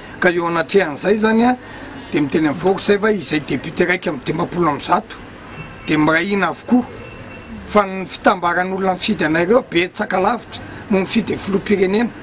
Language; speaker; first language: Malagasy; native; Malagasy